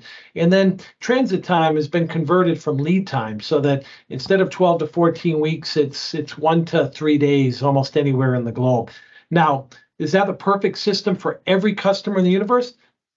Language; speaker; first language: English; native; English